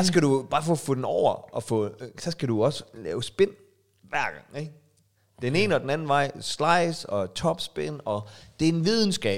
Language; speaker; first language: Danish; native; Danish